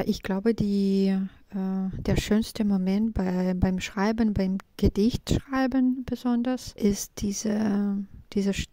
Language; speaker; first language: German; non-native, fluent; Belarusian